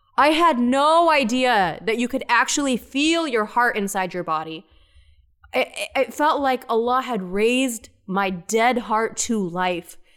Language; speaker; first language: English; native; English